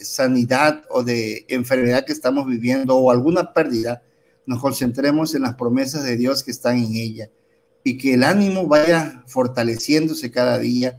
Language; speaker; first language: Spanish; native; Spanish